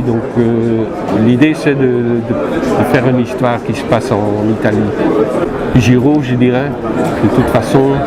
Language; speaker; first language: French; non-native, fluent; Dutch